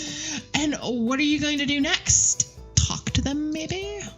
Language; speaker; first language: English; native; English